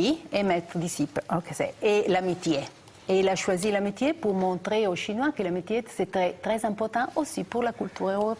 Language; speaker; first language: French; non-native, fluent; Italian